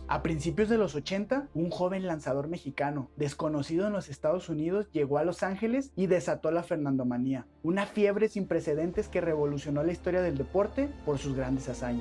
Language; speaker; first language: Spanish; native; Spanish